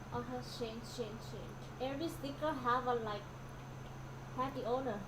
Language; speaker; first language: English; non-native, learner; Thai